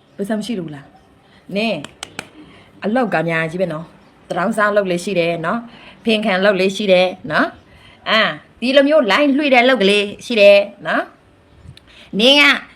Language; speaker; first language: Burmese; non-native, local second language; Mon